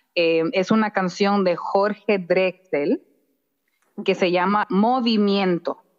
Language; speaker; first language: Spanish; early bilingual, other home language; English